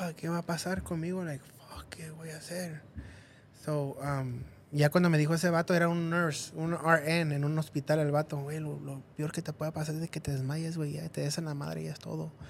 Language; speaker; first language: Spanish; early bilingual, heritage; Spanish